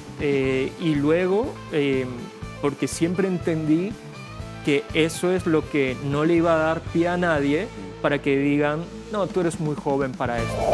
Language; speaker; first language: Spanish; early bilingual, other home language; Bulgarian